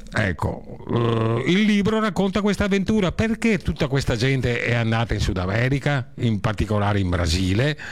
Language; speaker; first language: Italian; native; Italian